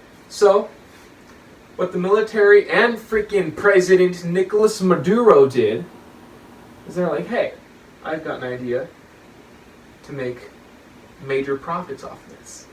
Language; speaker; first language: English; native; English